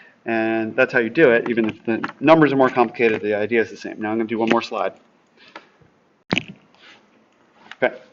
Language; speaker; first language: English; native; English